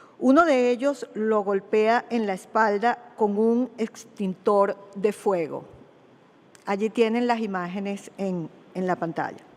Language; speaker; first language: Spanish; native; Spanish